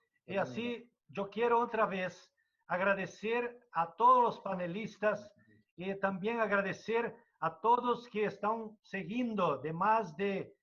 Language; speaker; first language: Spanish; non-native, fluent; Portuguese